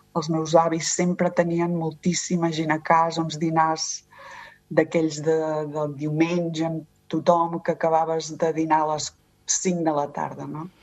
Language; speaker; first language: Catalan; native; Catalan